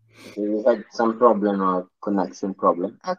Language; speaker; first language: English; non-native, learner; Italian